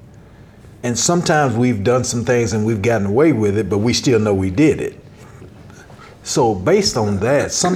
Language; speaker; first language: English; native; English